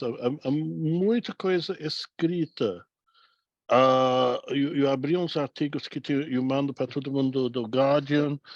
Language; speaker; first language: Portuguese; non-native, fluent; English